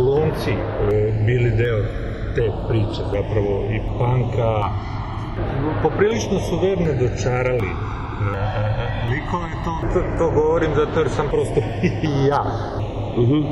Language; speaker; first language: Serbian; native; Serbian